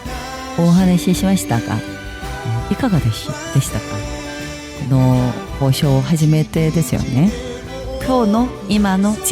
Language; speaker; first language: Japanese; non-native, learner; Korean